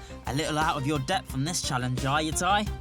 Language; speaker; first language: English; native; English